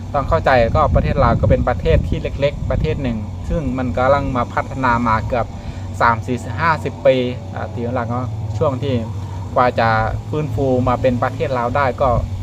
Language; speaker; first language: Thai; native; Thai